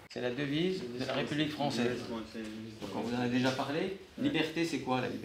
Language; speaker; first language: French; native; French